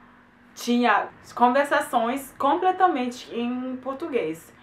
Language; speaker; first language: Portuguese; non-native, fluent; German